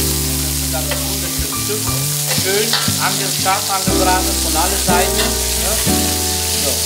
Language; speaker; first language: German; non-native, fluent; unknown